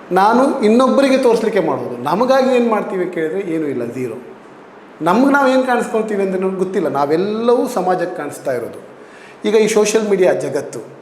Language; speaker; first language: Kannada; native; Kannada